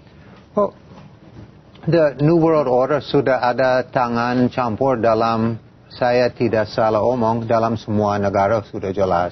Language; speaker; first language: Indonesian; non-native, fluent; English